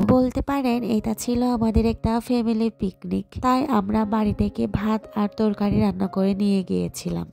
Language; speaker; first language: Bangla; non-native, local second language; Chakma